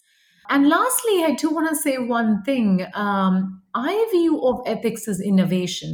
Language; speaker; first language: English; non-native, local second language; Malayalam